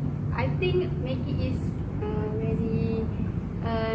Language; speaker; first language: English; non-native, learner; Malay